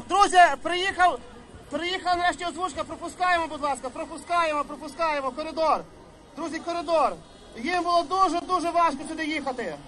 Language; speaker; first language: Ukrainian; native; Ukrainian